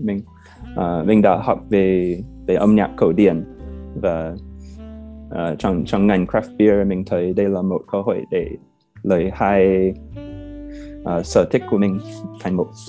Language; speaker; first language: Vietnamese; non-native, fluent; English